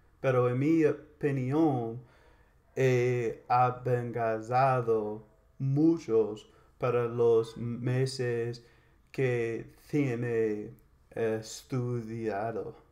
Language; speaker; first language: Spanish; non-native, learner; English